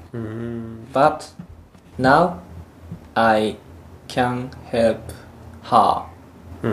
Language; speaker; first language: English; non-native, learner; Japanese